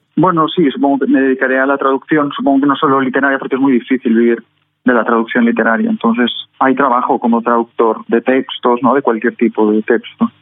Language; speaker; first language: Spanish; non-native, fluent; Catalan